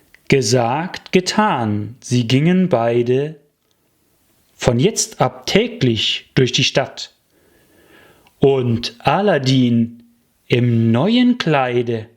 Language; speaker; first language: German; native; German